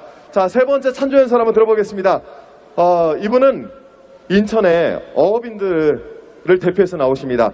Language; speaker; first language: Korean; native; Korean